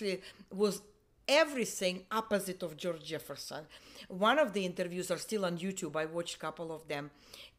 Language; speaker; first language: English; non-native, fluent; Russian